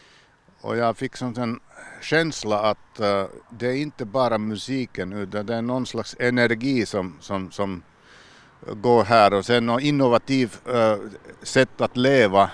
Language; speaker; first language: Swedish; non-native, local second language; Finnish